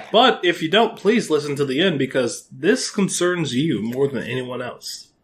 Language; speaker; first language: English; native; English